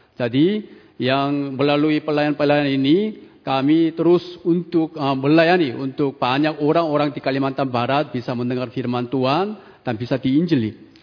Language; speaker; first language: Indonesian; non-native, fluent; Korean